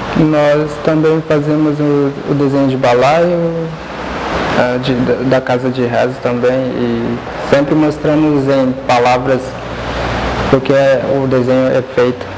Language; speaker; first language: Portuguese; non-native, local second language; Guarani